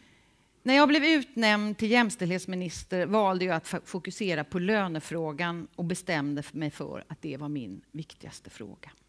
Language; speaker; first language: Swedish; native; Swedish